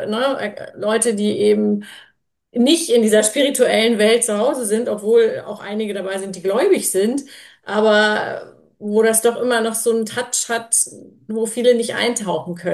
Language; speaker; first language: German; native; German